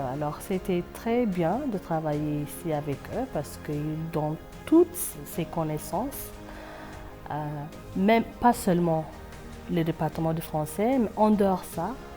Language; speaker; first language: French; non-native, fluent; Amharic